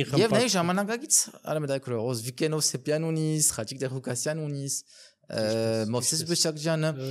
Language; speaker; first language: Armenian; early bilingual, heritage; Armenian